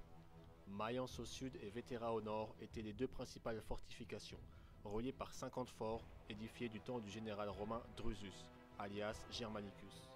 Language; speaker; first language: French; native; French